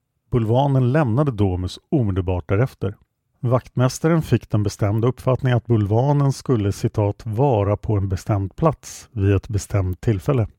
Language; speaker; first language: Swedish; native; Swedish